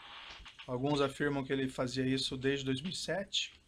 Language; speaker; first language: Portuguese; native; Portuguese